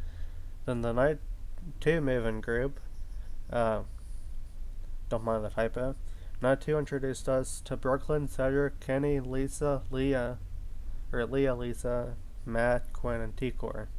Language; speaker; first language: English; native; English